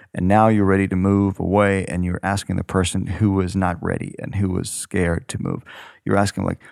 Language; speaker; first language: English; non-native, fluent; Ukrainian